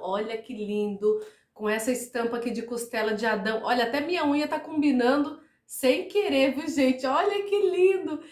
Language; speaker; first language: Portuguese; native; Portuguese